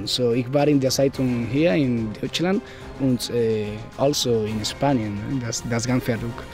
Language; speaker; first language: German; non-native, learner; Spanish